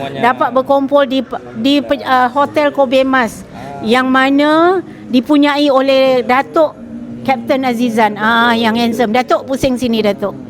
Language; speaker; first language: Malay; native; Malay